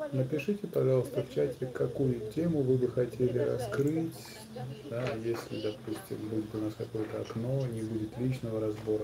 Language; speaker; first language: Russian; native; Russian